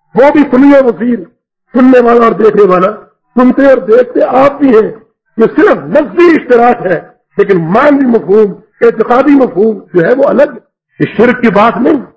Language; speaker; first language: Urdu; native; Urdu